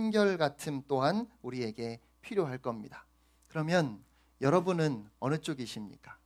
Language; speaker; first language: Korean; native; Korean